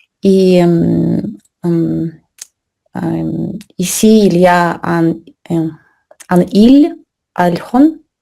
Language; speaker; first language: French; non-native, learner; Russian